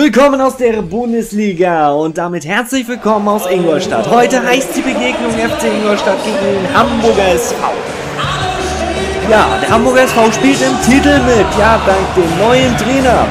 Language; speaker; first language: German; native; German